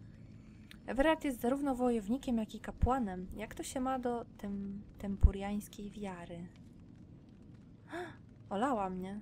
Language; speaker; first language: Polish; native; Polish